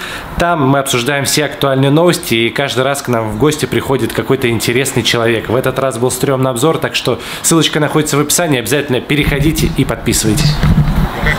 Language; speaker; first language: Russian; native; Russian